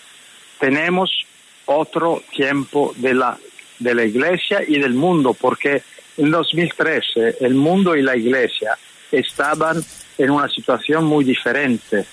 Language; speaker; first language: Spanish; non-native, fluent; Italian